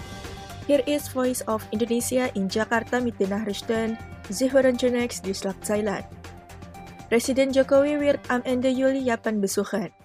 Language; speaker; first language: German; non-native, fluent; Indonesian